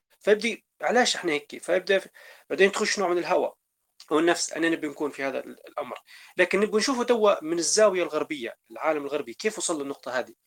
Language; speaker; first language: Arabic; native; Arabic